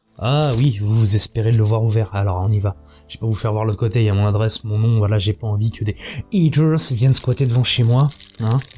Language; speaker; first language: French; native; French